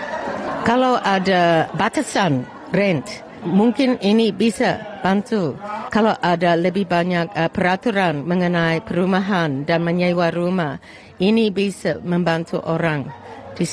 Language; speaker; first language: Indonesian; non-native, fluent; English